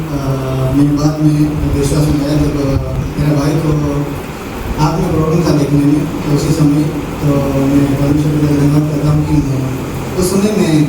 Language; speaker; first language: Hindi; non-native, local second language; Gujarati